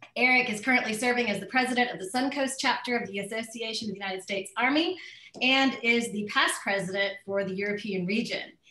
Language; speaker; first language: English; native; English